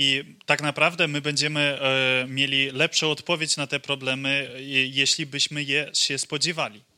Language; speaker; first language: Polish; non-native, learner; English